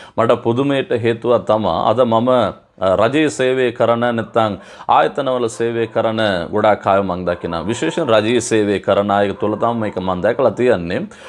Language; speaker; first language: Sinhala; non-native, local second language; Tamil